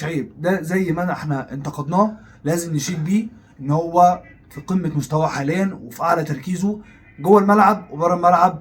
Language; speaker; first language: Arabic; native; Arabic